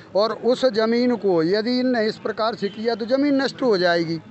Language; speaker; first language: Hindi; native; Hindi